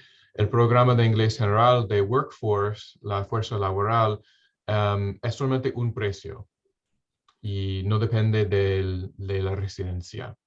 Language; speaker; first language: Spanish; non-native, fluent; English